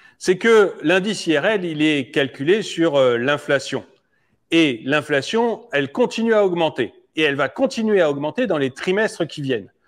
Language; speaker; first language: French; native; French